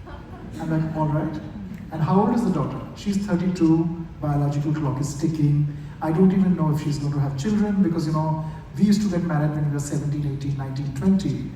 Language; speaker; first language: English; non-native, local second language; Bangla